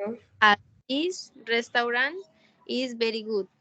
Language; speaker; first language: English; non-native, learner; Spanish